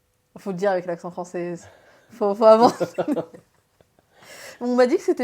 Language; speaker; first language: French; native; French